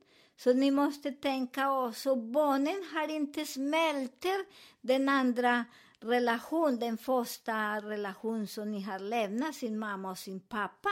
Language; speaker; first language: Swedish; non-native, learner; Spanish